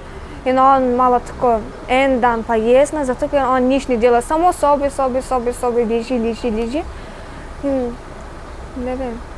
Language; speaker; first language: Slovenian; non-native, learner; Mongolian